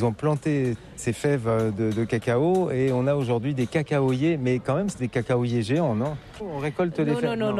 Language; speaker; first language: French; native; French